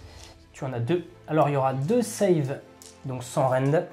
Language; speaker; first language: French; native; French